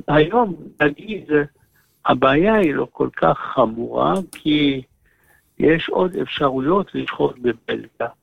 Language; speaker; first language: Hebrew; non-native, fluent; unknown